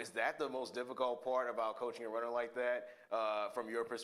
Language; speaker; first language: English; native; English